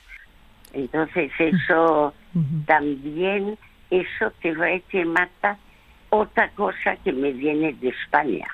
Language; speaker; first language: Spanish; early bilingual, other home language; French